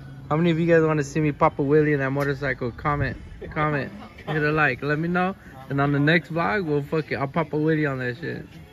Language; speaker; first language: English; early bilingual, other home language; Spanish